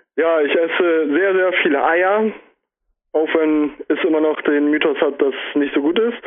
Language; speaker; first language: German; native; German